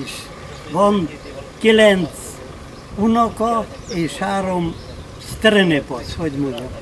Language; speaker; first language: Hungarian; non-native, local second language; Romanian